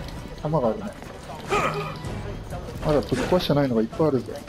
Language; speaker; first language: Japanese; native; Japanese